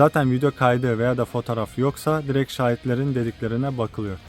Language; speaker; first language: Turkish; native; Turkish